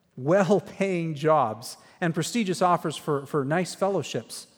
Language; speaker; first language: English; native; English